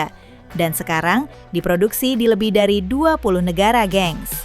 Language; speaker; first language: Indonesian; native; Indonesian